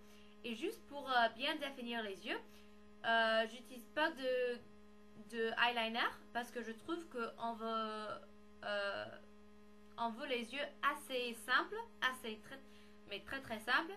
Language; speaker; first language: French; non-native, learner; English